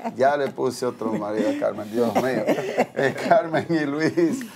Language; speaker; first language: Spanish; native; Spanish